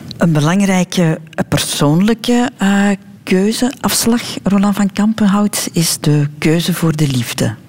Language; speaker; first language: Dutch; native; Dutch